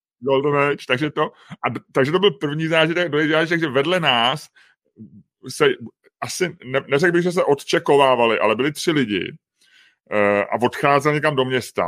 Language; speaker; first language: Czech; native; Czech